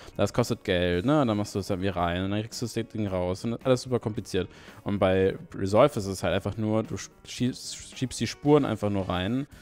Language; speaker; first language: German; native; German